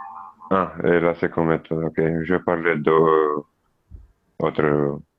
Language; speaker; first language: French; non-native, learner; Italian